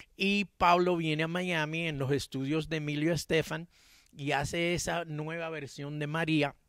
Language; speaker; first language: Spanish; early bilingual, heritage; Spanish